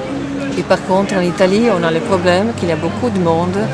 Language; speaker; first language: French; non-native, fluent; Italian